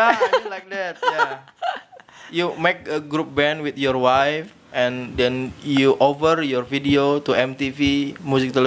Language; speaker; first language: English; non-native, learner; Indonesian